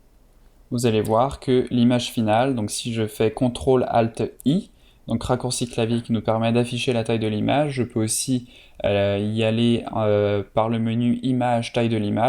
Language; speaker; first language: French; native; French